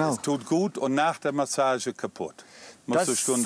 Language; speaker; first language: German; native; German